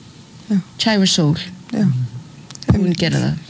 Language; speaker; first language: Icelandic; early bilingual, other home language; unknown